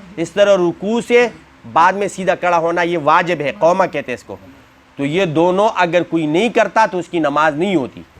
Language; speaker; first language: Urdu; non-native, local second language; Pashto